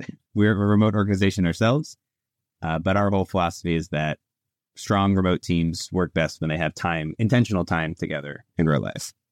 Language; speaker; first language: English; early bilingual, other home language; Italian